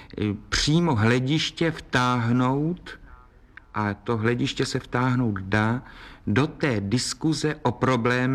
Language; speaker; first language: Czech; native; Czech